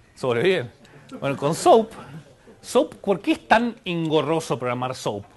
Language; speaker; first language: Spanish; native; Spanish